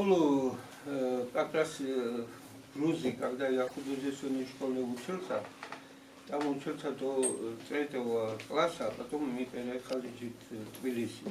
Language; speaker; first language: Russian; non-native, fluent; Georgian